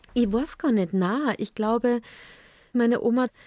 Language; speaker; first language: German; native; German